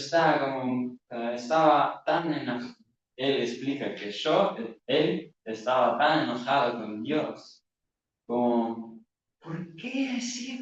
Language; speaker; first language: Spanish; non-native, learner; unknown